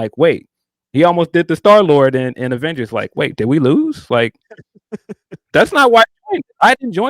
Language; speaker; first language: English; native; English